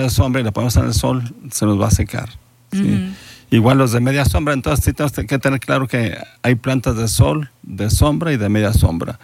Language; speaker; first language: Spanish; native; Spanish